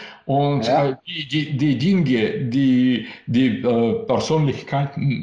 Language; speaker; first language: German; non-native, learner; Russian